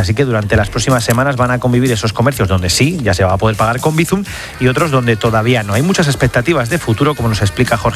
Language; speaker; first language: Spanish; native; Spanish